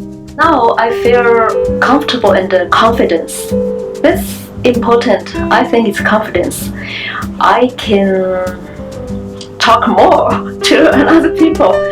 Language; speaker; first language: English; non-native, learner; Chinese